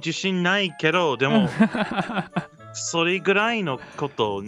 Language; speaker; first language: Japanese; non-native, learner; English